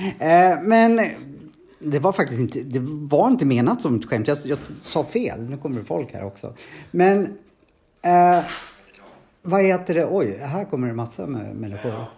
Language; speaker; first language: Swedish; native; Swedish